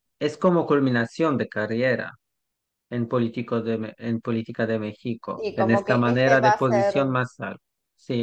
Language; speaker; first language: Spanish; non-native, learner; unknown